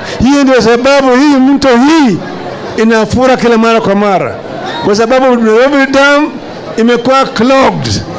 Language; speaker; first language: Swahili; non-native, local second language; Luo (Kenya and Tanzania)